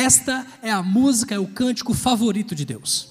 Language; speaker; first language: Portuguese; native; Portuguese